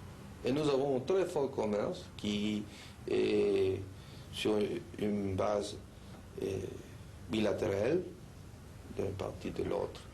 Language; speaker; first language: French; non-native, fluent; Spanish